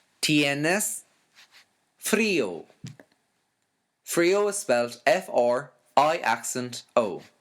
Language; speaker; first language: Spanish; non-native, fluent; English